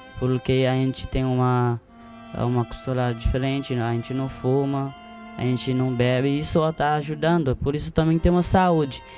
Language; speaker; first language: Portuguese; non-native, fluent; Haitian Creole